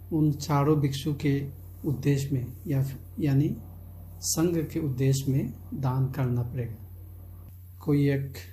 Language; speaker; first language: Hindi; non-native, local second language; Chakma